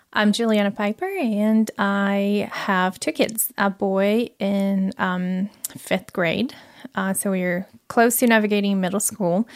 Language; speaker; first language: English; non-native, fluent; Portuguese